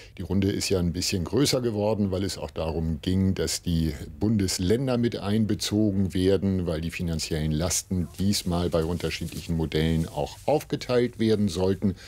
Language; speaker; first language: German; native; German